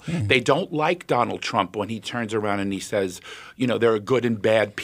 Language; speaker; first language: English; native; English